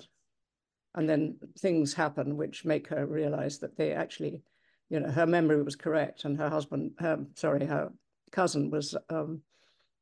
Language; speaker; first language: English; native; English